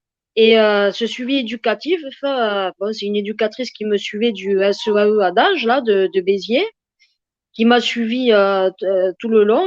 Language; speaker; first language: French; native; French